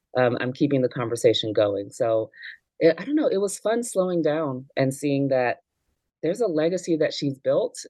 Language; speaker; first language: English; native; English